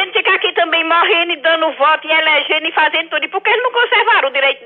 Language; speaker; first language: Portuguese; native; Portuguese